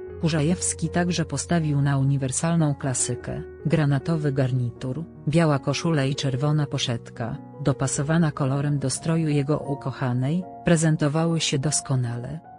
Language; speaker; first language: Polish; native; Polish